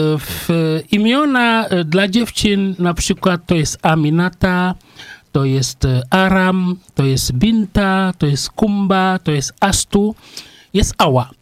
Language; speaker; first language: Polish; non-native, fluent; Wolof